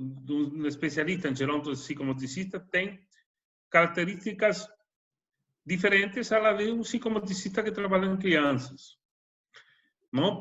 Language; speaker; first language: Portuguese; non-native, learner; Spanish